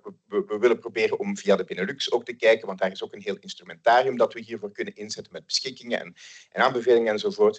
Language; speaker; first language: Dutch; native; Dutch